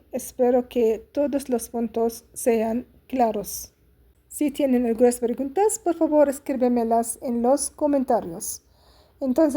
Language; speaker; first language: Spanish; non-native, fluent; Arabic